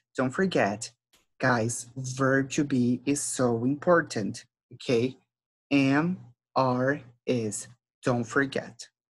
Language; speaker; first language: English; non-native, fluent; Portuguese